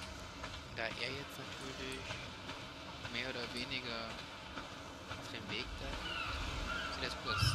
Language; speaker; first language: German; native; German